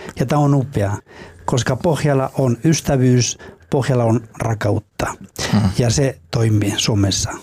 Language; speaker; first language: Finnish; non-native, fluent; Spanish